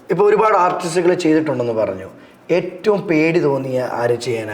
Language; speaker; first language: Malayalam; native; Malayalam